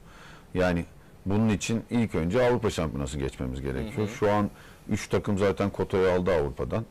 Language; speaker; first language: Turkish; native; Turkish